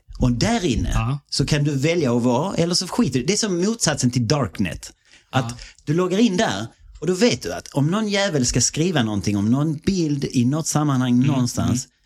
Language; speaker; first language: Swedish; native; Swedish